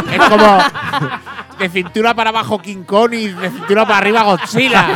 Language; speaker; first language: Spanish; native; Spanish